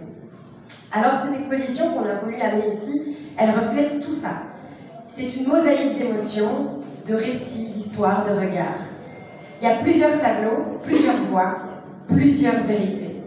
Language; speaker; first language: French; native; French